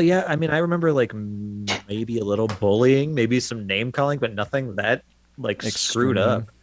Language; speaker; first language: English; native; English